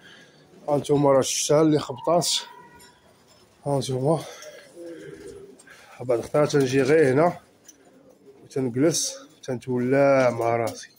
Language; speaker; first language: Arabic; native; Arabic